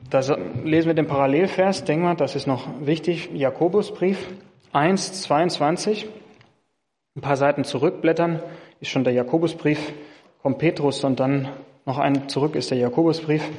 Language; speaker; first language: German; non-native, fluent; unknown